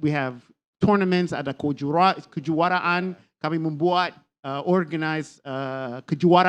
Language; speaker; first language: Indonesian; non-native, learner; English